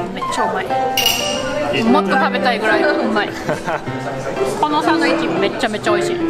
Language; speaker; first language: Japanese; non-native, fluent; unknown